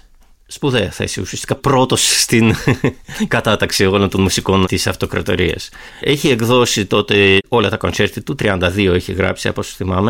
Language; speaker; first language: Greek; non-native, fluent; Russian